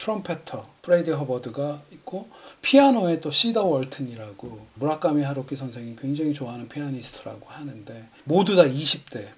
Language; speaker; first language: Korean; native; Korean